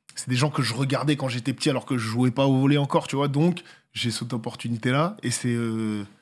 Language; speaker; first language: French; native; French